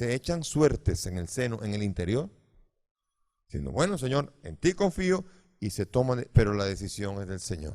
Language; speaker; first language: Spanish; native; Spanish